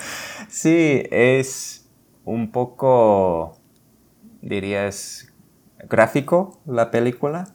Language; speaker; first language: Spanish; non-native, fluent; English